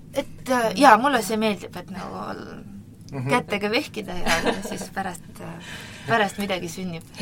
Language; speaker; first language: Estonian; non-native, local second language; Russian